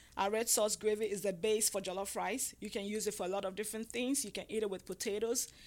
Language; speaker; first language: English; non-native, local second language; Ga